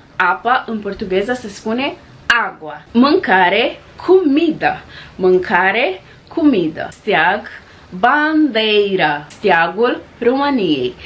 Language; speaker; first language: Romanian; non-native, fluent; Portuguese